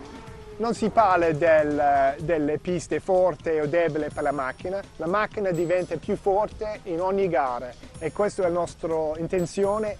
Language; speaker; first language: Italian; non-native, fluent; English